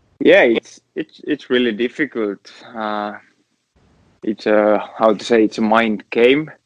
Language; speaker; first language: English; non-native, learner; Finnish